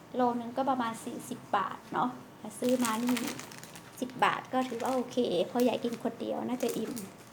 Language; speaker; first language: Thai; native; Thai